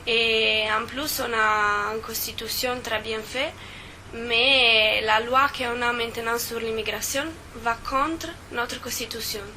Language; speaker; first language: French; non-native, fluent; Italian